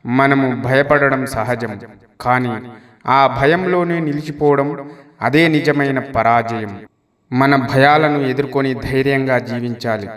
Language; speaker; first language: Telugu; native; Telugu